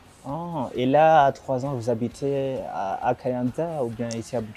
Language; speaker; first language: French; non-native, local second language; Rundi